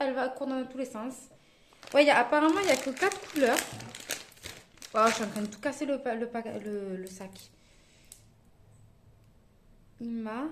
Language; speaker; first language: French; native; French